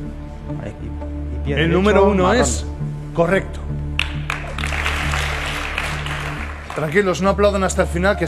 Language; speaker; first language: Spanish; native; Spanish